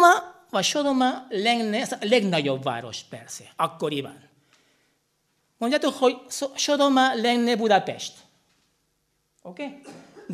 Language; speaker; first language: Hungarian; non-native, fluent; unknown